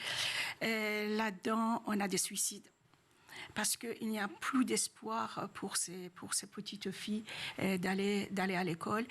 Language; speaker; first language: French; non-native, fluent; Persian